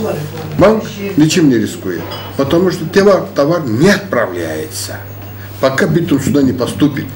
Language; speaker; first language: Russian; non-native, local second language; Georgian